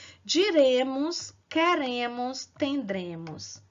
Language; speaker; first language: Spanish; non-native, fluent; Portuguese